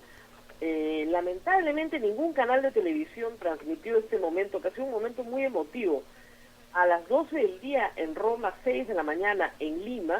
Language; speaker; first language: Spanish; native; Spanish